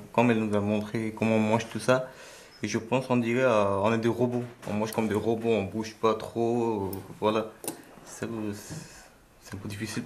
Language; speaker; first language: French; non-native, fluent; Bangla